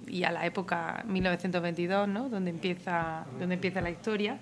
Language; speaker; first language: Spanish; native; Spanish